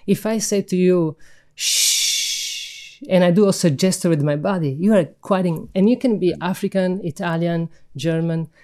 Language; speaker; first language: English; non-native, fluent; Italian